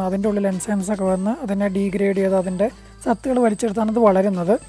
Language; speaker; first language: Malayalam; native; Malayalam